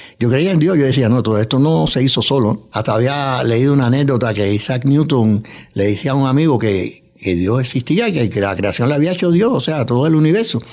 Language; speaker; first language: Spanish; native; Spanish